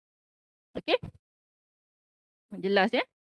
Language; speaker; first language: Malay; native; Malay